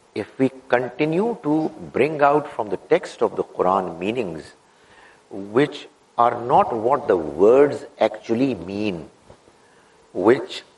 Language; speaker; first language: English; non-native, local second language; Urdu